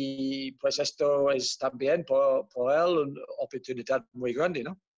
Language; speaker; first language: Spanish; non-native, fluent; Dutch